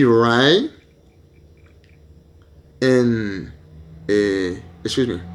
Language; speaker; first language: English; non-native, learner; Haitian Creole